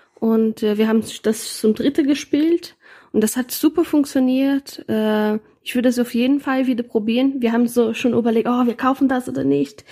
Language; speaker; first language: German; non-native, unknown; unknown